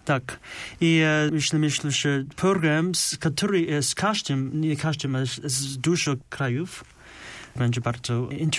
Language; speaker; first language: Polish; non-native, learner; Chinese